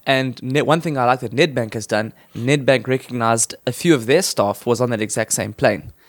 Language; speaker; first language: English; native; English